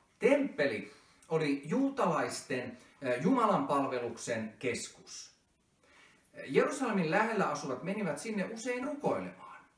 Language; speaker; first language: Finnish; native; Finnish